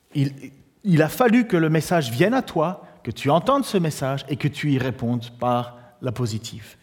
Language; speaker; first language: French; native; French